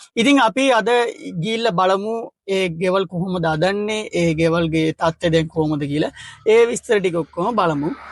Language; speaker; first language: Sinhala; non-native, local second language; Tamil